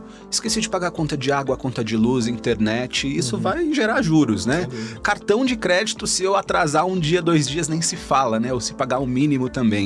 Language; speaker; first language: Portuguese; native; Portuguese